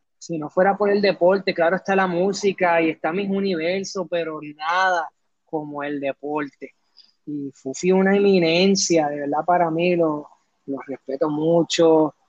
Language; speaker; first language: Spanish; early bilingual, heritage; Spanish